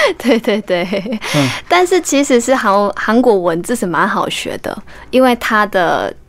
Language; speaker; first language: Chinese; non-native, fluent; Korean